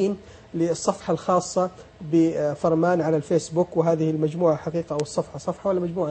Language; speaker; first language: Arabic; native; Arabic